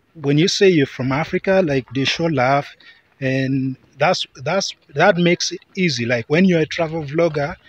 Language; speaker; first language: English; non-native, local second language; Acoli